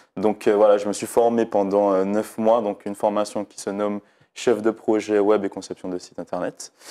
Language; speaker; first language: French; native; French